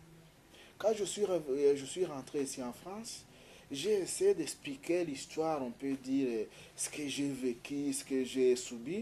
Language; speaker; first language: French; non-native, fluent; Kinyarwanda